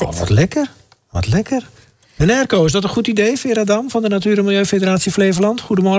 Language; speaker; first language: Dutch; native; Dutch